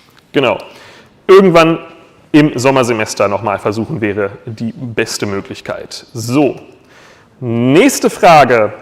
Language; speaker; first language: German; native; German